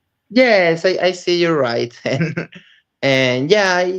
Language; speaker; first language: English; non-native, learner; Spanish